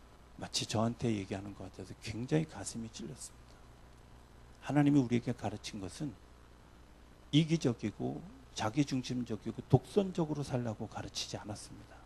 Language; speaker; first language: Korean; native; Korean